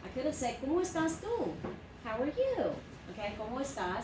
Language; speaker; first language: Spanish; non-native, fluent; English